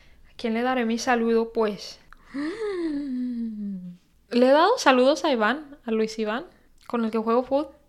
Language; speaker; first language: Spanish; early bilingual, heritage; Spanish